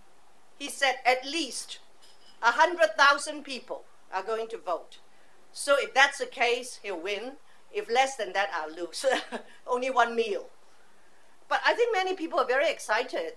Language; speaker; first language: English; non-native, local second language; Cantonese